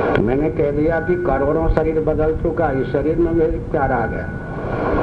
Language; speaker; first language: Hindi; non-native, local second language; Maithili